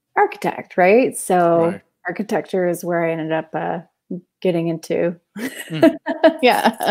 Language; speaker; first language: English; native; English